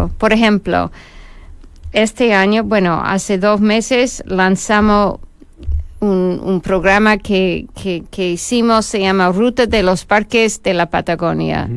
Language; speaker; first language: Spanish; non-native, fluent; English